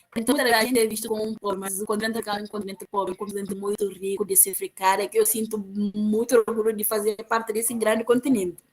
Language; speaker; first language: Portuguese; non-native, local second language; Upper Guinea Crioulo